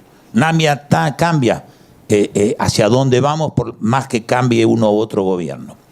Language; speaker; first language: Spanish; native; Spanish